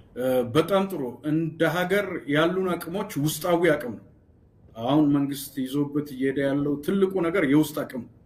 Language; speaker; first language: Amharic; non-native, local second language; Oromo